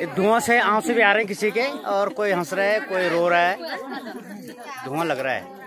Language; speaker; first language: Hindi; native; Hindi